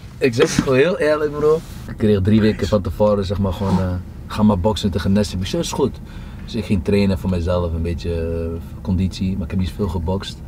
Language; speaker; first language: Dutch; early bilingual, other home language; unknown